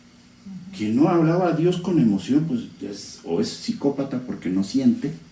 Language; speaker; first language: Spanish; native; Spanish